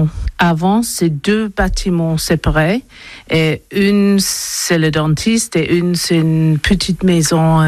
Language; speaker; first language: French; non-native, learner; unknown